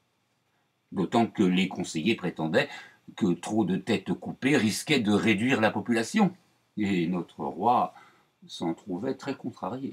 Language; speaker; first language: French; native; French